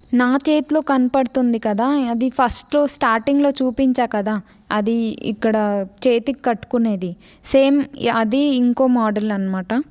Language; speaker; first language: Telugu; non-native, local second language; Lambadi